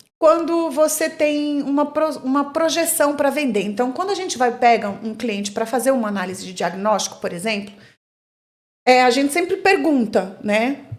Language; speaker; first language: Portuguese; native; Portuguese